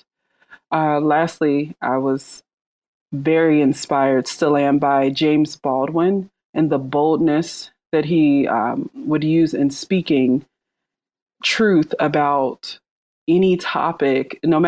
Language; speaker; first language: English; native; English